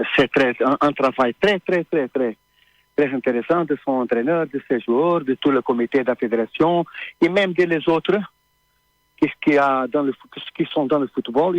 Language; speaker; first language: French; non-native, learner; Portuguese